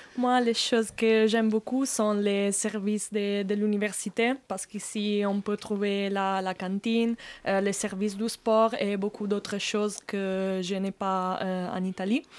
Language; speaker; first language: French; non-native, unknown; Italian